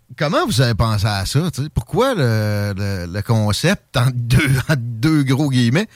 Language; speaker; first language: French; native; French